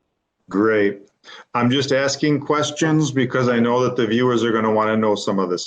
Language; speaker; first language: English; native; English